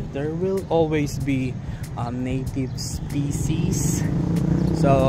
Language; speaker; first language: English; non-native, local second language; Filipino